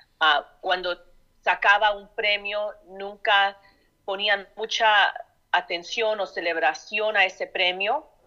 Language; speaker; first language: Spanish; early bilingual, heritage; Spanish